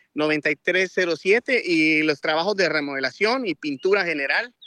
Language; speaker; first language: Spanish; native; Spanish